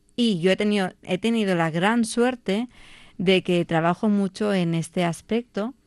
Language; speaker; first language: Spanish; non-native, local second language; Catalan